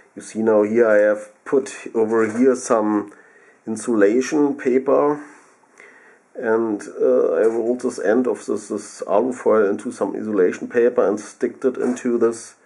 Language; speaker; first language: English; non-native, fluent; German